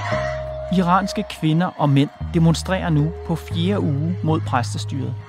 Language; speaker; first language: Danish; native; Danish